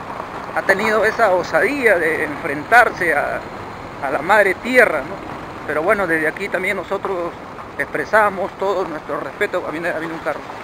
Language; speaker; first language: Spanish; native; Spanish